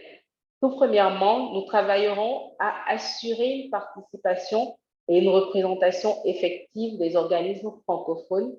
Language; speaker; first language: French; native; French